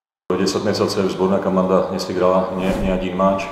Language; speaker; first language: Russian; non-native, fluent; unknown